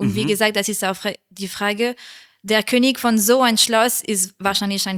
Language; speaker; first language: German; non-native, learner; French